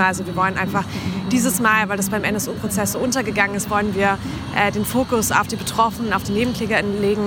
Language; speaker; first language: German; native; German